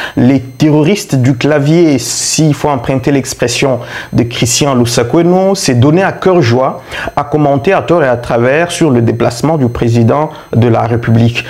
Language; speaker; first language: French; non-native, local second language; Luba-Lulua